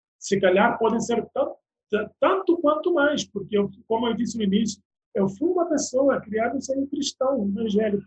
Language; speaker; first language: Portuguese; non-native, local second language; Upper Guinea Crioulo